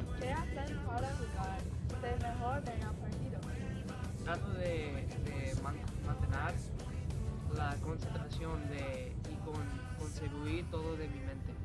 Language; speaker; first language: Spanish; non-native, learner; English